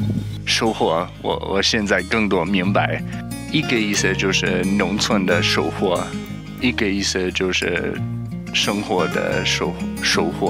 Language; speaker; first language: Chinese; non-native, learner; English